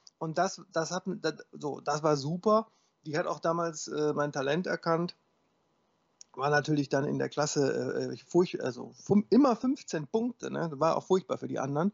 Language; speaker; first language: German; native; German